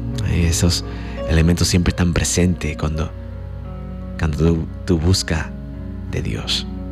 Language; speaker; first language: Spanish; native; Spanish